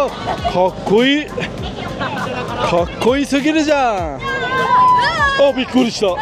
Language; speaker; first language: Japanese; non-native, fluent; Persian